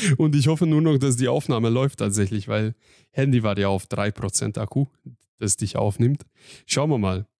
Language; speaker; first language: German; non-native, fluent; Hungarian